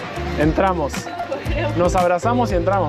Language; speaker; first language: Spanish; native; Spanish